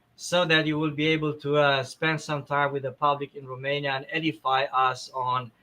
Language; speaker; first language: English; non-native, fluent; Romanian